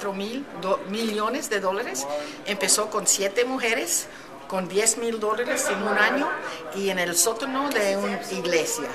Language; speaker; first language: Spanish; early bilingual, heritage; Spanish